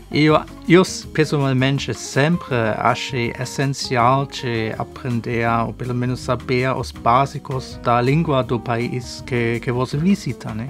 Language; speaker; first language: Portuguese; non-native, fluent; German